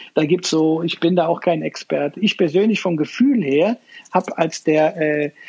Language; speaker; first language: German; native; German